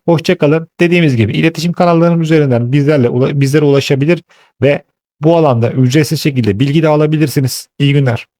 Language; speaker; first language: Turkish; native; Turkish